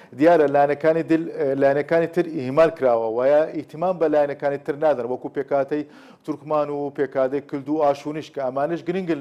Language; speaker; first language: Central Kurdish; non-native, local second language; Turkish